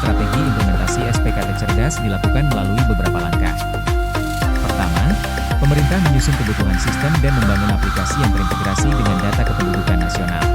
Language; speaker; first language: Indonesian; native; Indonesian